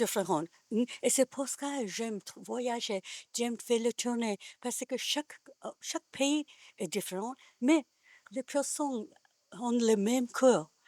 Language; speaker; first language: French; non-native, learner; Japanese